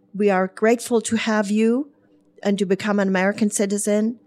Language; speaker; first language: English; non-native, fluent; German